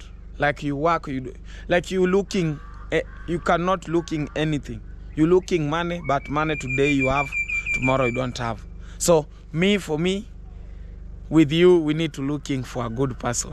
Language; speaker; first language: English; non-native, learner; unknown